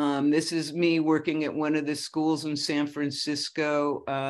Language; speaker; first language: English; native; English